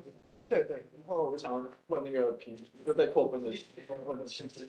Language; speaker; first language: Chinese; native; Chinese